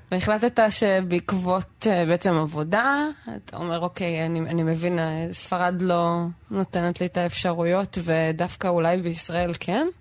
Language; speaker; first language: Hebrew; native; Hebrew